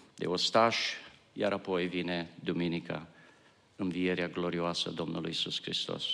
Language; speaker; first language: Romanian; native; Romanian